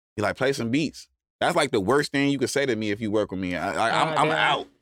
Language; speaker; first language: English; native; English